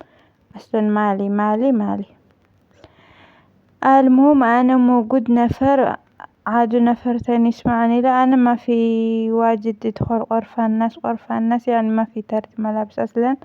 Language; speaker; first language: Arabic; non-native, learner; Amharic